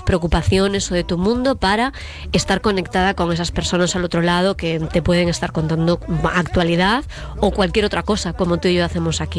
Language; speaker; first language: Spanish; native; Spanish